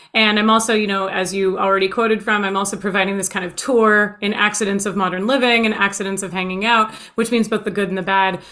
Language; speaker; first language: English; native; English